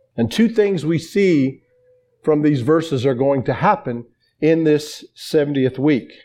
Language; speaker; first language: English; native; English